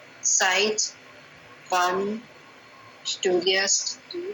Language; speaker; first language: German; non-native, learner; Thai